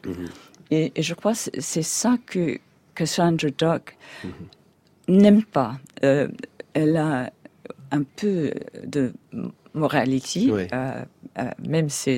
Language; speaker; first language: French; non-native, fluent; English